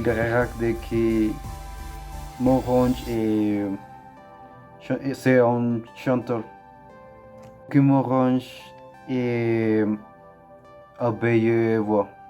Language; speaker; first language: French; non-native, learner; Spanish